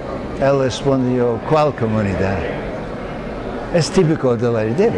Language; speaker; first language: Spanish; non-native, fluent; English